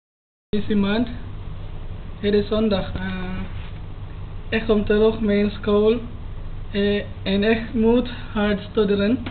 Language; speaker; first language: Dutch; non-native, learner; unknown